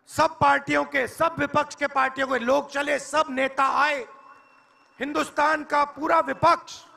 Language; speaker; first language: Hindi; native; Hindi